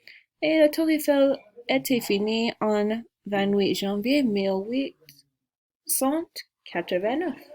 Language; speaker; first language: French; non-native, learner; English